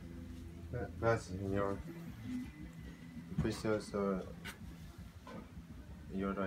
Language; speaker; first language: Spanish; non-native, learner; English